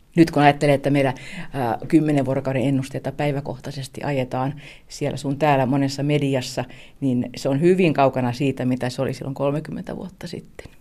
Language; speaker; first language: Finnish; native; Finnish